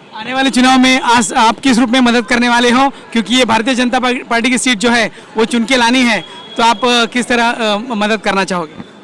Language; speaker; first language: Hindi; non-native, local second language; Marathi